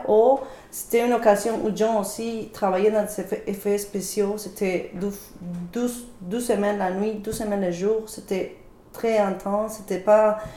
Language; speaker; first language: French; non-native, fluent; Spanish